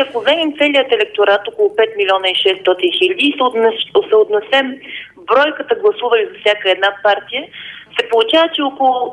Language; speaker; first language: Bulgarian; native; Bulgarian